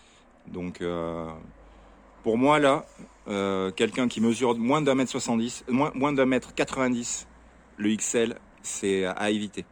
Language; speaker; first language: French; native; French